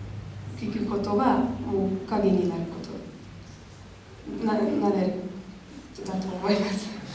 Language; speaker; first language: Japanese; non-native, learner; Hungarian